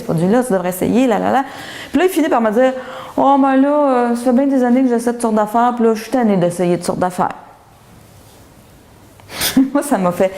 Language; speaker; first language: French; native; French